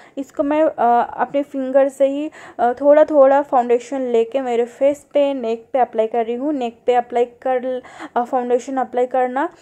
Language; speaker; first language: Hindi; non-native, local second language; Bangla